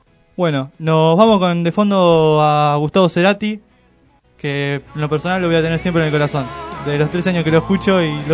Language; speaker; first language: Spanish; native; Spanish